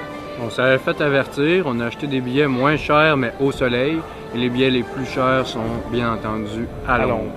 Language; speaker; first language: French; native; French